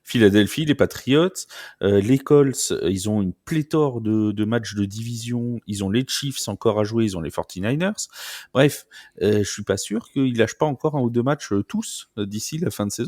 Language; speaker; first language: French; native; French